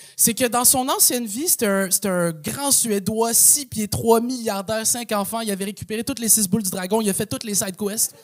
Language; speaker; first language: French; native; French